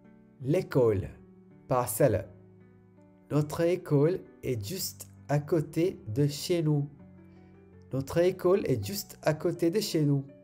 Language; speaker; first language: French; non-native, fluent; Sinhala